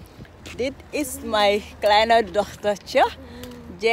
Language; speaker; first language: Dutch; non-native, learner; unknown